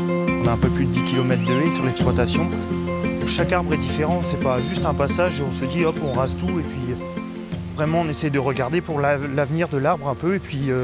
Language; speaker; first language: French; native; French